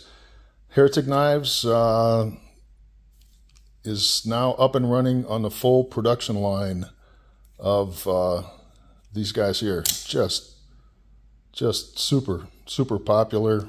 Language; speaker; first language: English; native; English